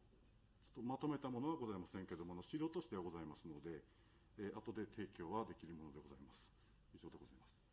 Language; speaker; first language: Japanese; native; Japanese